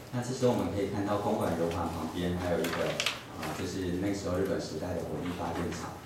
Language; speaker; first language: Chinese; native; Chinese